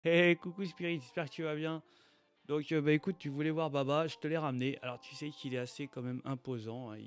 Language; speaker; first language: French; native; French